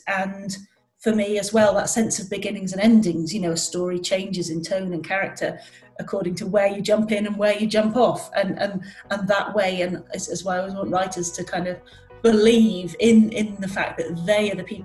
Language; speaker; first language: English; native; English